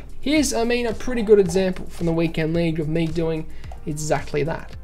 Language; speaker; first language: English; native; English